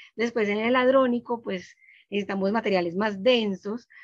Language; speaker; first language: Spanish; native; Spanish